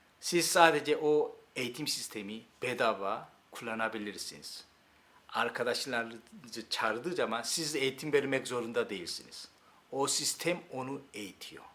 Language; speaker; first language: Turkish; non-native, learner; Korean